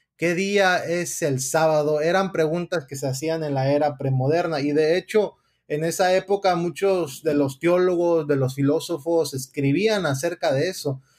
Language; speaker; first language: Spanish; early bilingual, heritage; Spanish